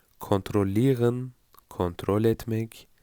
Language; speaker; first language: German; non-native, fluent; Turkish